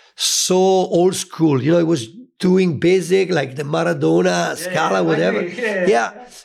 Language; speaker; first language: English; non-native, fluent; Italian